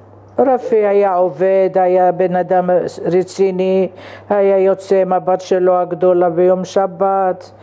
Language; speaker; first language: Hebrew; non-native, fluent; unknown